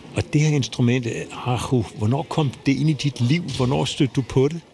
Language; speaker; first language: Danish; native; Danish